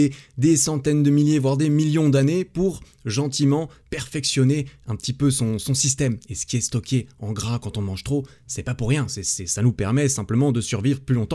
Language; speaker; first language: French; native; French